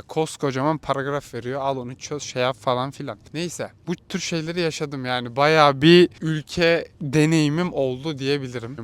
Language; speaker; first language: Turkish; native; Turkish